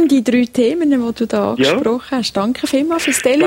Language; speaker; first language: German; native; German